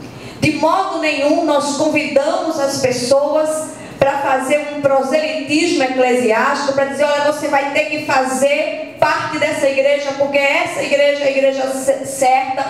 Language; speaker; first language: Portuguese; native; Portuguese